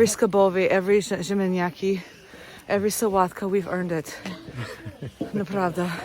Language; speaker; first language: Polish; non-native, learner; English